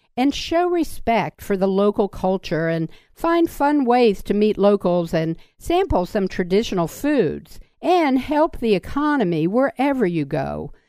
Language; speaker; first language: English; native; English